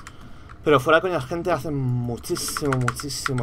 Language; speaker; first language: Spanish; native; Spanish